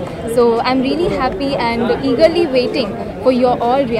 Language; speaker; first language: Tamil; non-native, fluent; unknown